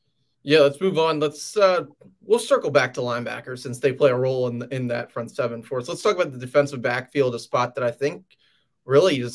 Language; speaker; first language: English; native; English